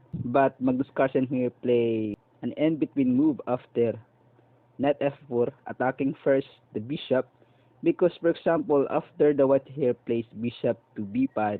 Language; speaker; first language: English; non-native, local second language; Filipino